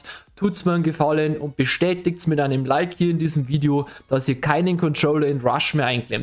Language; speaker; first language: German; native; German